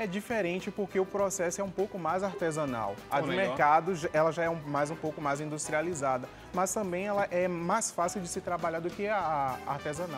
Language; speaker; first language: Portuguese; native; Portuguese